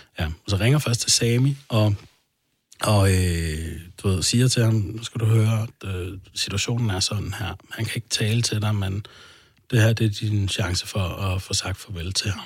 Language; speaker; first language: Danish; early bilingual, other home language; Arabic